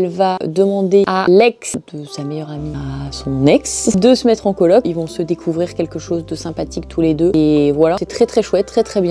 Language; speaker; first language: French; native; French